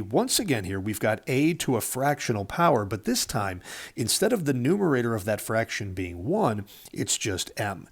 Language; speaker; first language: English; native; English